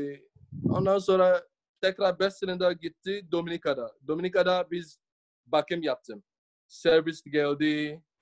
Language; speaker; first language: Turkish; non-native, learner; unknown